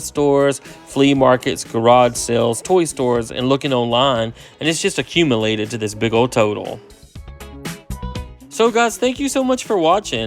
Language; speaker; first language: English; native; English